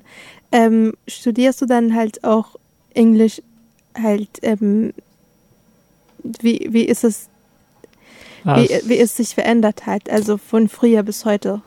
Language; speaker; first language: German; native; German